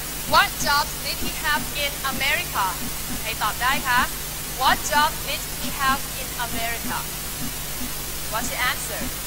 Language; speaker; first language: English; non-native, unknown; Thai